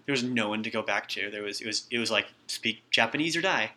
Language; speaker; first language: English; native; English